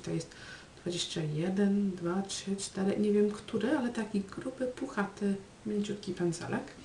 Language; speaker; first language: Polish; early bilingual, heritage; Polish